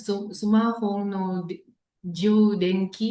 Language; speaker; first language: Japanese; non-native, learner; Indonesian